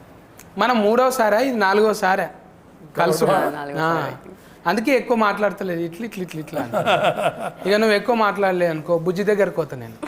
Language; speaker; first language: Telugu; native; Telugu